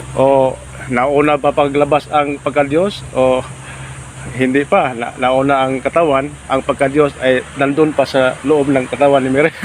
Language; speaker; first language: Filipino; non-native, local second language; Cebuano